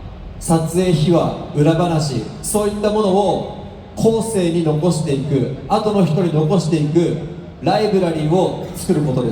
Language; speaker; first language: Japanese; native; Japanese